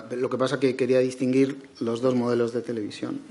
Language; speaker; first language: Spanish; native; Spanish